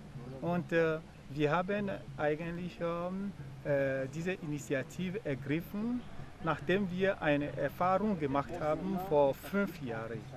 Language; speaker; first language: German; non-native, fluent; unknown